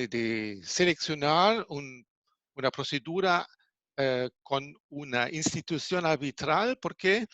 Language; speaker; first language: Spanish; non-native, fluent; German